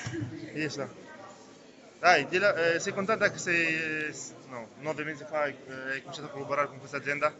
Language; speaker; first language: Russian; non-native, fluent; Italian